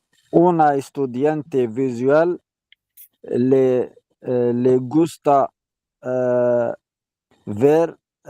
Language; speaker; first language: Spanish; non-native, learner; Arabic